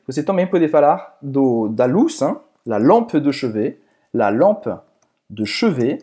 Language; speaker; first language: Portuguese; non-native, fluent; French